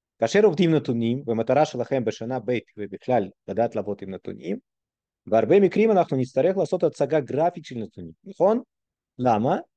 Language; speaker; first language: Hebrew; non-native, fluent; Russian